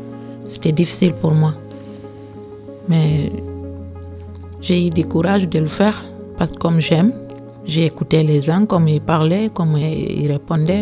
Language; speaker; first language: French; non-native, local second language; Fula